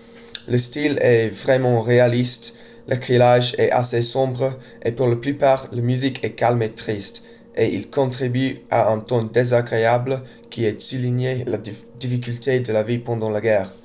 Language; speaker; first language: French; non-native, learner; English